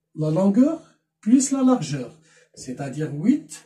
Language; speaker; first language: French; non-native, local second language; Arabic